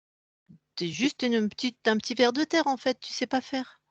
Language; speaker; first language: French; native; French